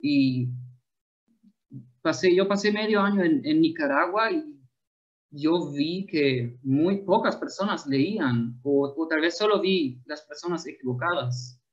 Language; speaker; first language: Spanish; non-native, fluent; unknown